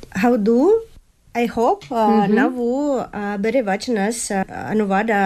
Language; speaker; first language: Kannada; non-native, learner; Russian